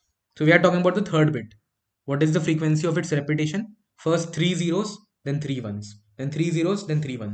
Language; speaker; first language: English; non-native, local second language; Hindi